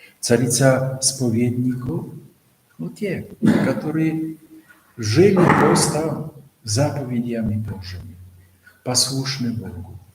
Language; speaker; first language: Russian; non-native, fluent; Polish